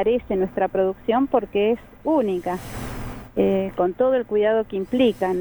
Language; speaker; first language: Spanish; native; Spanish